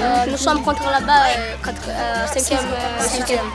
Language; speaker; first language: French; non-native, learner; Malagasy